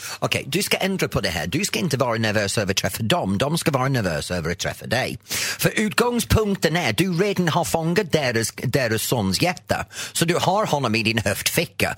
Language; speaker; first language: Swedish; non-native, fluent; English